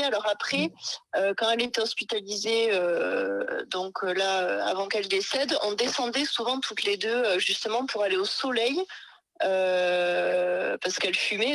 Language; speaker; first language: French; native; French